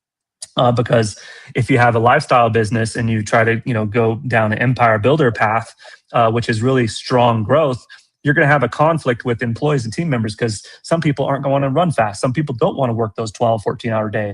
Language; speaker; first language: English; native; English